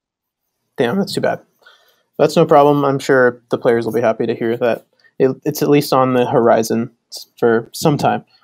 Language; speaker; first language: English; native; English